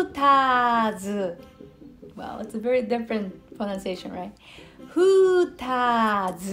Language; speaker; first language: English; non-native, learner; Japanese